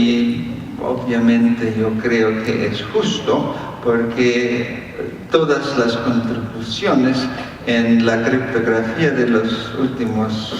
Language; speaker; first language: Spanish; non-native, fluent; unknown